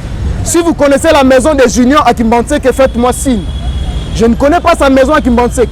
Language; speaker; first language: French; non-native, local second language; Lingala